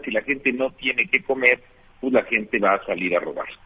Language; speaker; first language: Spanish; native; Spanish